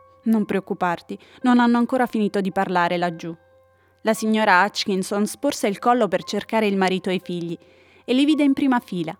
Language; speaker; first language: Italian; native; Italian